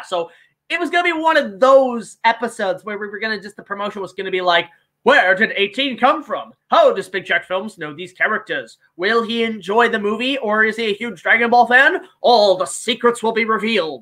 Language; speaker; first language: English; native; English